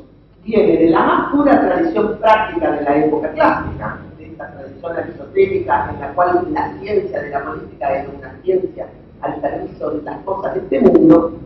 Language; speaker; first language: Spanish; native; Spanish